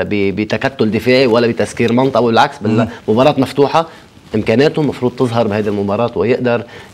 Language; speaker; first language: Arabic; native; Arabic